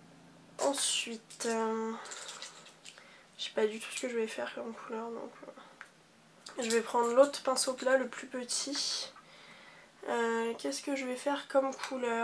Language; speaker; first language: French; native; French